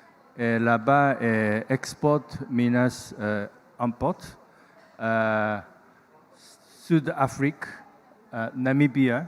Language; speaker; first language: French; non-native, learner; Japanese